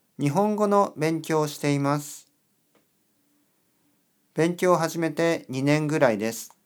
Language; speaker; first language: Japanese; non-native, learner; English